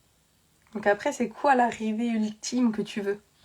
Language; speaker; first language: French; native; French